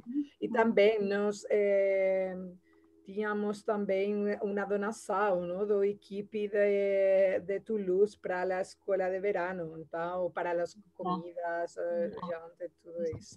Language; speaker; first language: Portuguese; non-native, learner; Spanish